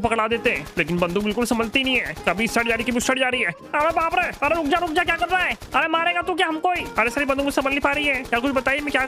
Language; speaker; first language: Hindi; native; Hindi